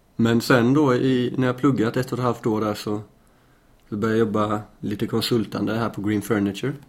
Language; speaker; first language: Swedish; native; Swedish